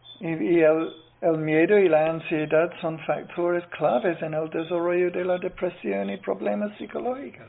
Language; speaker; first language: Spanish; non-native, fluent; English